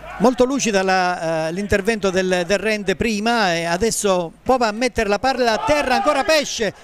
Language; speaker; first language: Italian; native; Italian